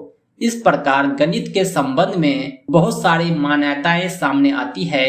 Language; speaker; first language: Hindi; native; Hindi